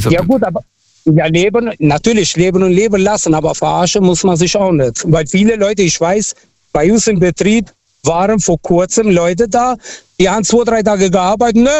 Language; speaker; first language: German; non-native, fluent; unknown